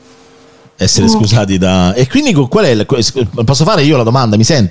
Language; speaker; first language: Italian; native; Italian